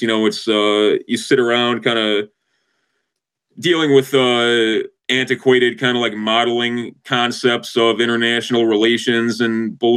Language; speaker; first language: English; native; English